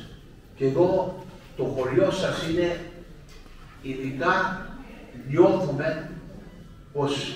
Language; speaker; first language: Greek; early bilingual, heritage; Greek